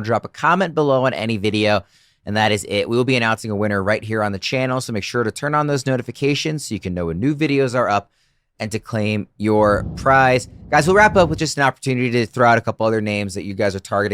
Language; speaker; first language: English; native; English